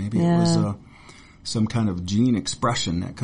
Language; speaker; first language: English; native; English